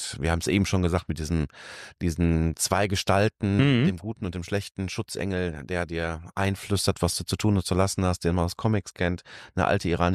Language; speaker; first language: German; native; German